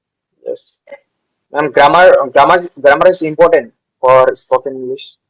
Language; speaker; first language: English; non-native, local second language; Bangla